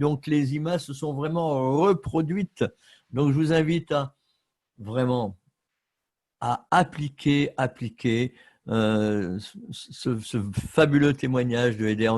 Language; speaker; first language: French; native; French